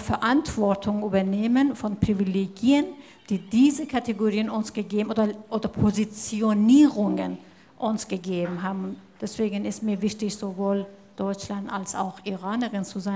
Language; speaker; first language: German; non-native, fluent; Persian